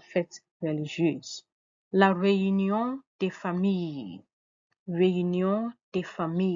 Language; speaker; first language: French; non-native, fluent; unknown